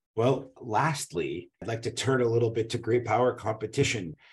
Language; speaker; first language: English; native; English